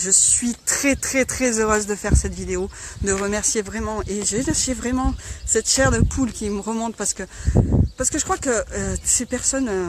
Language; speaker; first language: French; native; French